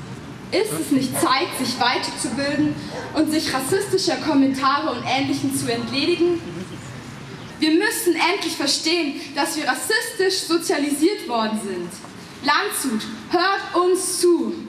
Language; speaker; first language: German; native; German